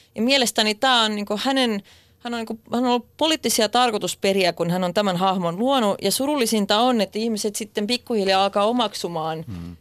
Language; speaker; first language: Finnish; non-native, local second language; Swedish